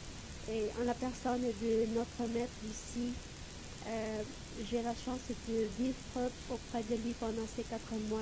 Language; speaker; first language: French; non-native, fluent; Vietnamese